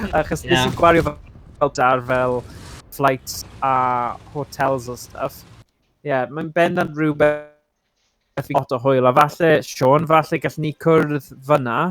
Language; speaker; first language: Welsh; non-native, local second language; English